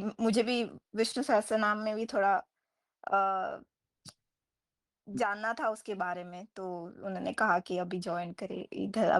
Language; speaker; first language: Hindi; non-native, local second language; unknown